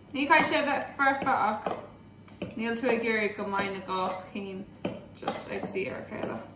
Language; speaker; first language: Irish; non-native, local second language; English